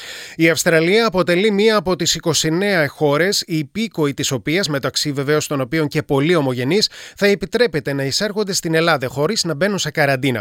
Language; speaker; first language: Greek; native; Greek